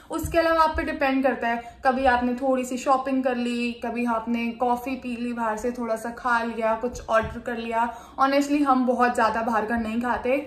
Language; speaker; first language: Hindi; non-native, local second language; Punjabi